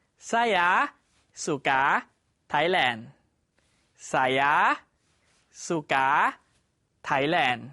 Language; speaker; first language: Indonesian; non-native, fluent; Thai